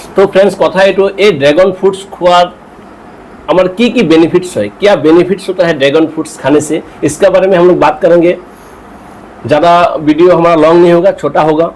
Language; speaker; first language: Hindi; non-native, local second language; Assamese